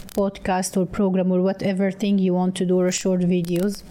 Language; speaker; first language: English; non-native, fluent; Arabic